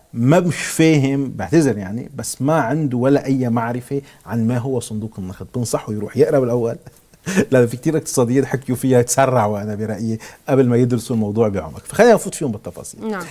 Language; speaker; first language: Arabic; native; Arabic